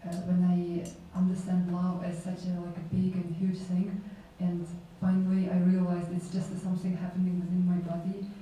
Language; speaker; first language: English; non-native, fluent; Mongolian